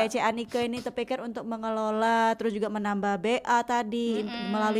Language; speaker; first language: Indonesian; native; Indonesian